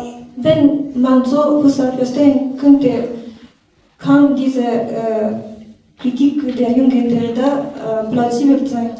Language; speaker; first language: German; non-native, learner; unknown